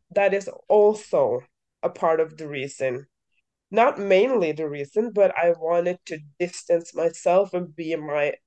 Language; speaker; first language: English; early bilingual, other home language; Norwegian